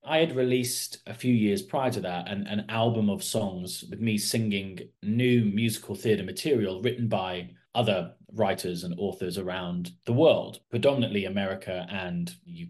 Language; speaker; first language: English; native; English